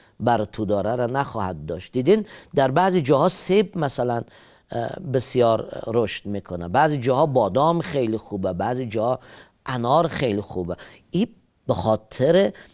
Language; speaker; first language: Persian; native; Persian